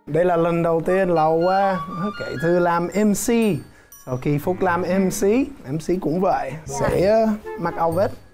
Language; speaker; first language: Vietnamese; non-native, learner; English